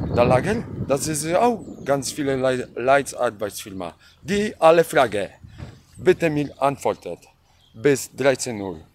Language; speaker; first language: German; non-native, learner; Polish